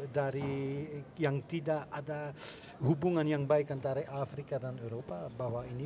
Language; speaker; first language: Indonesian; non-native, fluent; Dutch